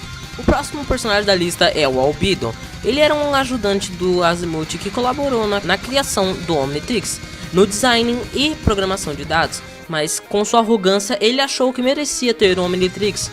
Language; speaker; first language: Portuguese; native; Portuguese